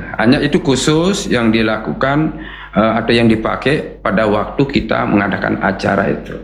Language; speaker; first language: Indonesian; non-native, local second language; Sasak